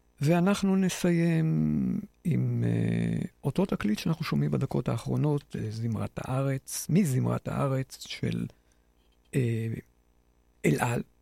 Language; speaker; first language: Hebrew; native; Hebrew